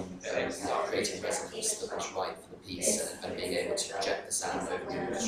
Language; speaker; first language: English; native; English